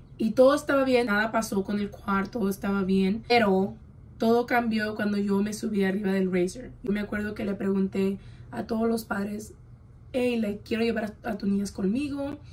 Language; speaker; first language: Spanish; early bilingual, heritage; Spanish